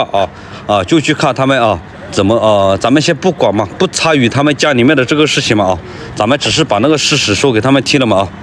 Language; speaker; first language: Chinese; native; Chinese